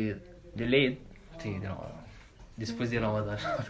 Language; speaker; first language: Spanish; non-native, learner; Arabic